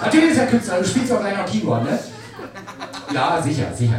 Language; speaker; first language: German; native; German